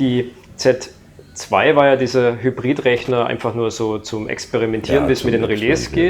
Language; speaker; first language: German; native; German